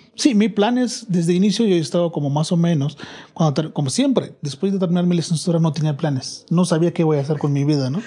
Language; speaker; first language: Spanish; non-native, learner; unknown